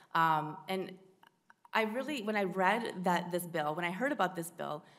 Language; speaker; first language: English; native; English